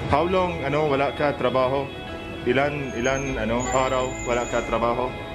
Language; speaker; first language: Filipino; non-native, learner; Arabic